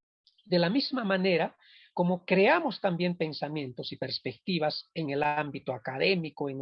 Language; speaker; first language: Spanish; non-native, local second language; Quechua